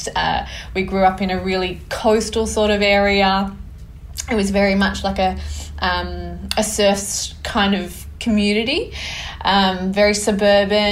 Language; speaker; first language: English; native; English